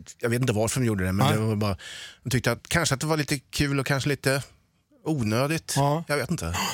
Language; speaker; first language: Swedish; native; Swedish